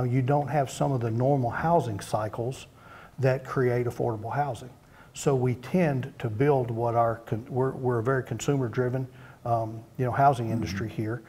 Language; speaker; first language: English; native; English